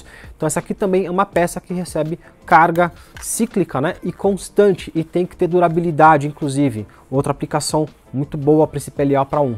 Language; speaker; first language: Portuguese; native; Portuguese